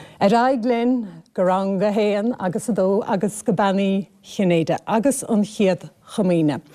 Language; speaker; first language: Irish; native; Irish